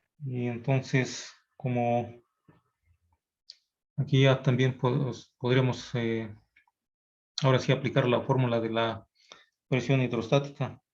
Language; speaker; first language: Spanish; native; Spanish